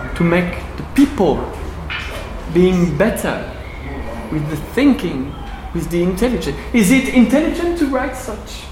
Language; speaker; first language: English; non-native, fluent; French